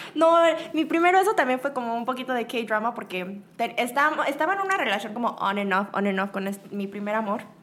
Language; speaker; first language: Spanish; early bilingual, other home language; Korean